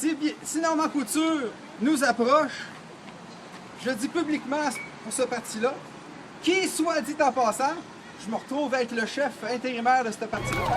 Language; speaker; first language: French; native; French